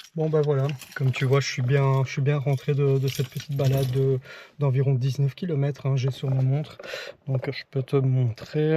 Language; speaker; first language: French; native; French